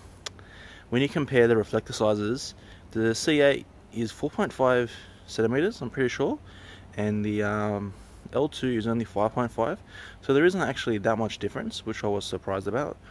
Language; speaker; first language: English; native; English